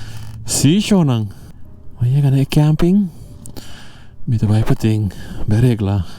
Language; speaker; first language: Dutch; non-native, local second language; Papiamento